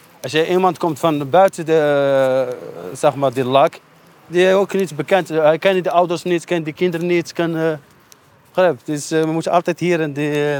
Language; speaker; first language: Dutch; non-native, learner; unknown